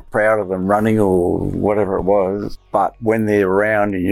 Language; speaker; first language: English; native; English